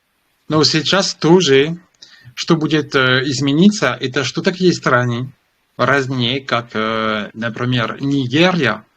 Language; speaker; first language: Russian; non-native, learner; French